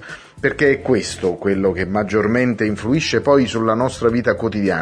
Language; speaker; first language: Italian; native; Italian